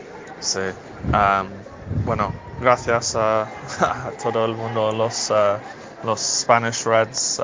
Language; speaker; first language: Spanish; non-native, fluent; English